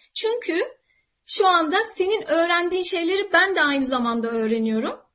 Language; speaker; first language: Turkish; native; Turkish